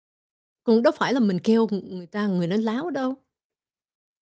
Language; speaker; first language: Vietnamese; early bilingual, heritage; Vietnamese